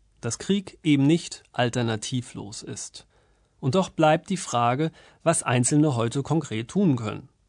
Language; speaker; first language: German; native; German